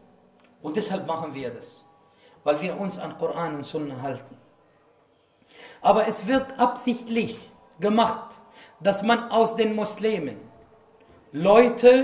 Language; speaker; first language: German; non-native, fluent; Arabic